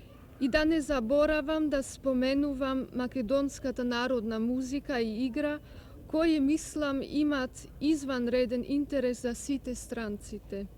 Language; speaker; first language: Macedonian; non-native, learner; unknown